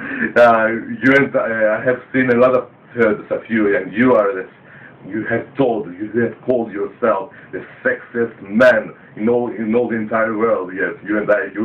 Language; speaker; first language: English; non-native, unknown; Greek